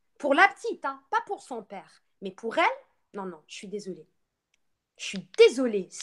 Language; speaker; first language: French; non-native, local second language; Arabic